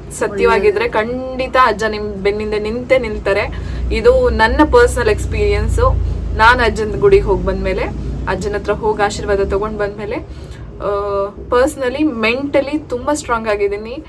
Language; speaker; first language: Kannada; native; Kannada